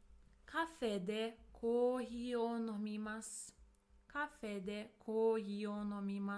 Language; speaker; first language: Japanese; non-native, fluent; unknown